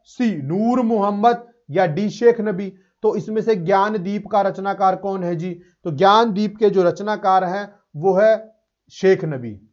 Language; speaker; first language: Hindi; non-native, local second language; Punjabi